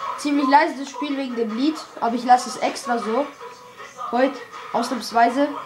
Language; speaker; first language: German; early bilingual, other home language; Albanian